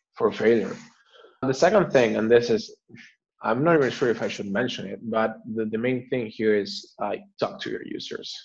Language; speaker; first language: English; non-native, fluent; Spanish